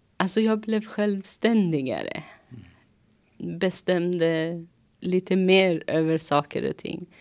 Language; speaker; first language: Swedish; non-native, fluent; Persian